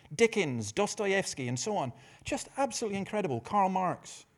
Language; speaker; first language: English; native; English